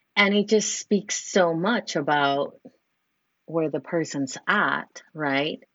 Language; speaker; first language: English; non-native, fluent; Spanish